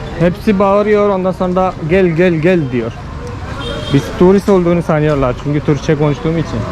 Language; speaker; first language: Turkish; non-native, fluent; Malayalam